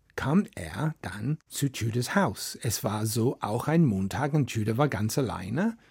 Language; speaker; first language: German; non-native, fluent; English